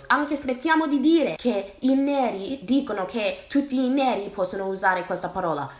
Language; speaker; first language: Italian; non-native, fluent; English